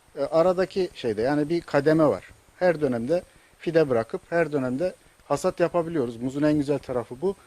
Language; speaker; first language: Turkish; native; Turkish